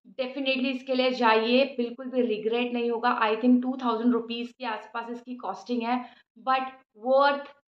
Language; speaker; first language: Hindi; native; Hindi